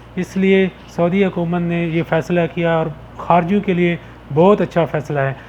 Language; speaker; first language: Urdu; non-native, local second language; Punjabi